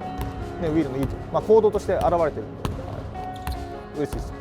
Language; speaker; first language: Japanese; native; Japanese